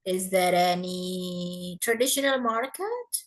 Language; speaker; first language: English; non-native, fluent; Indonesian